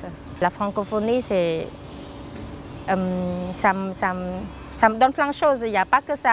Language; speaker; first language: French; non-native, fluent; Khmer